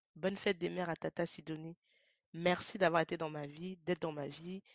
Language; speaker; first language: French; native; French